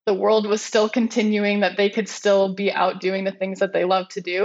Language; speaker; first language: English; native; English